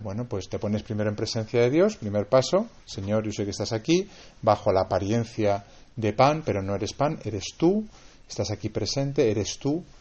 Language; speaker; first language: Spanish; native; Spanish